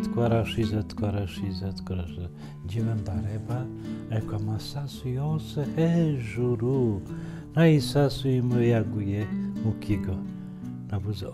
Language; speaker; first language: Kinyarwanda; non-native, fluent; Polish